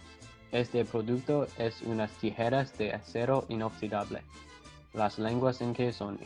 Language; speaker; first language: Spanish; non-native, learner; English